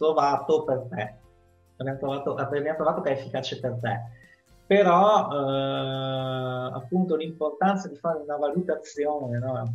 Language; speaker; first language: Italian; native; Italian